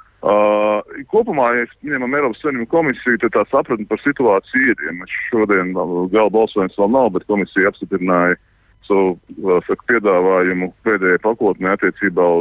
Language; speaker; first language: Latvian; native; Latvian